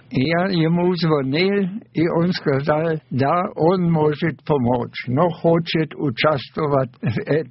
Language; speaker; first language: Russian; non-native, fluent; German